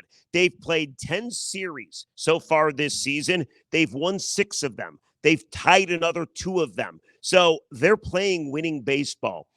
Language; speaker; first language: English; native; English